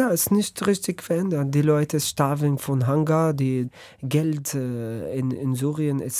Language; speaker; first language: German; non-native, learner; Arabic